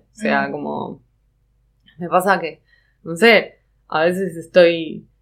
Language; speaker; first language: Spanish; native; Spanish